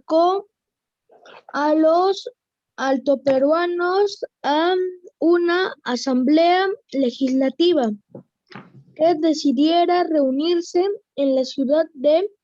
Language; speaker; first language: Spanish; native; Spanish